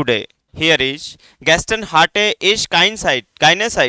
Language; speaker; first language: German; non-native, learner; Hindi